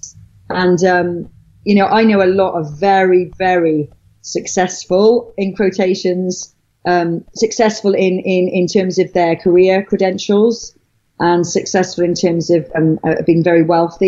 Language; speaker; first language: English; native; English